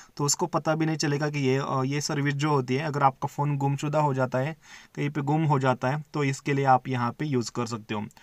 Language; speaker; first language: Hindi; non-native, local second language; Marathi